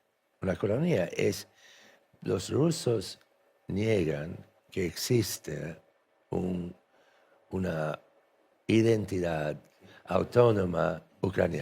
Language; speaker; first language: Spanish; non-native, fluent; English